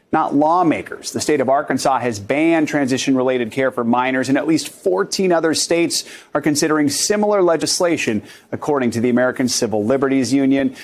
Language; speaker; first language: English; native; English